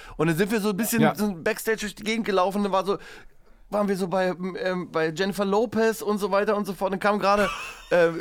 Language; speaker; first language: German; native; German